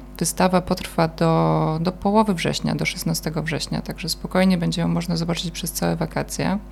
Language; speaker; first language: Polish; native; Polish